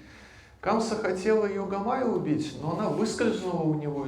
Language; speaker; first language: Russian; native; Russian